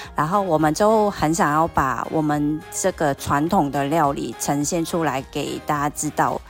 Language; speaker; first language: Chinese; non-native, fluent; Cantonese